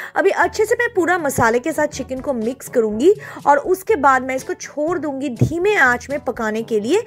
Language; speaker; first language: Hindi; non-native, local second language; Bangla